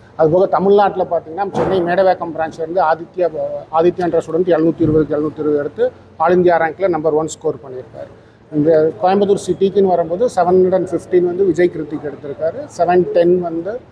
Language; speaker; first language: Tamil; native; Tamil